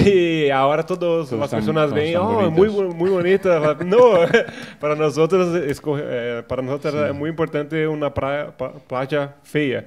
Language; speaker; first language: Spanish; non-native, fluent; Portuguese